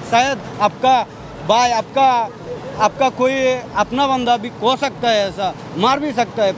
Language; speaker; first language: Hindi; non-native, fluent; Bangla